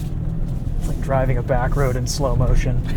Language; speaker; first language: English; native; English